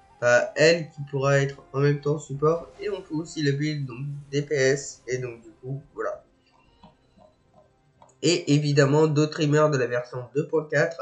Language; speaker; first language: French; native; French